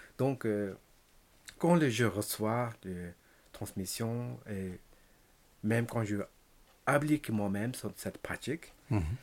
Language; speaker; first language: French; non-native, learner; Tibetan